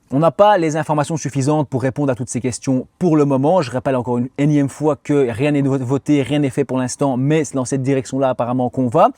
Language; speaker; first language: French; native; French